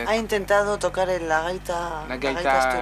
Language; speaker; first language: Spanish; native; Spanish